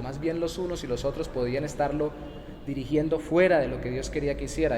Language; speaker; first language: Spanish; native; Spanish